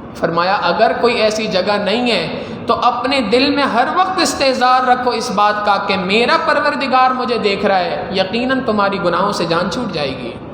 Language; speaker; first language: Urdu; native; Urdu